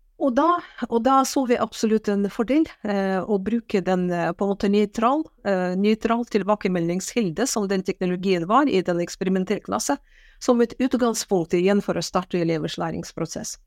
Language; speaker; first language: Norwegian; non-native, fluent; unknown